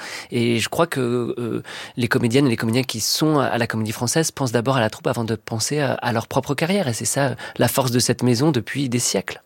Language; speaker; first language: French; native; French